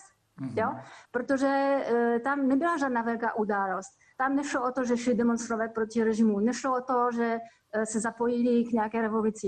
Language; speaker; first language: Czech; non-native, fluent; French